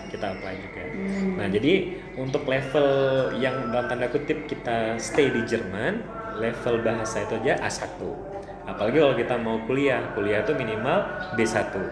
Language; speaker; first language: Indonesian; non-native, local second language; Achinese